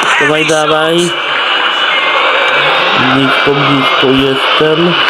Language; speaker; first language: Polish; native; Polish